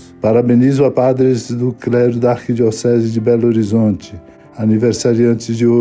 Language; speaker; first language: Portuguese; native; Portuguese